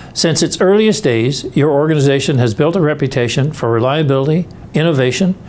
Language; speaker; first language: English; native; English